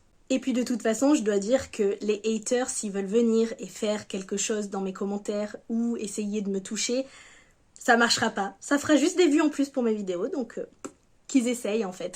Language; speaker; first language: French; native; French